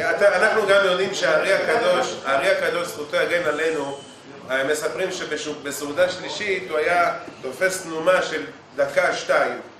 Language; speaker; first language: Hebrew; native; Hebrew